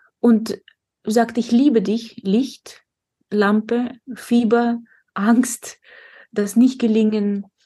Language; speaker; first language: German; non-native, fluent; Russian